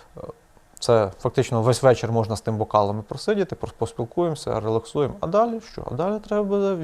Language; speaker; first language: Ukrainian; native; Ukrainian